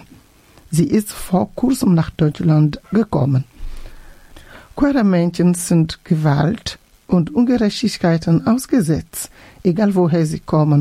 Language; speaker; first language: German; non-native, fluent; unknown